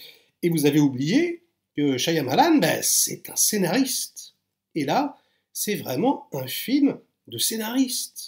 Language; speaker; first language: French; native; French